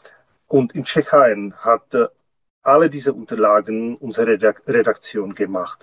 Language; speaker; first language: German; non-native, learner; Czech